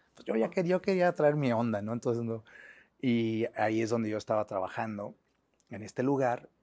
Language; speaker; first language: Spanish; native; Spanish